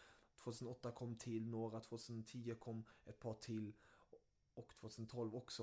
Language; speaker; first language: Swedish; early bilingual, other home language; German